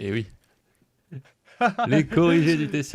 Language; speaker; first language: French; native; French